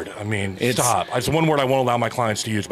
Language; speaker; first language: English; native; English